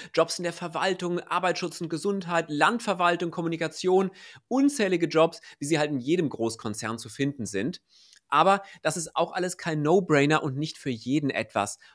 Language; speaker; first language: German; native; German